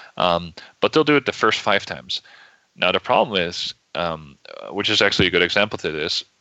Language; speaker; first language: English; non-native, fluent; Dutch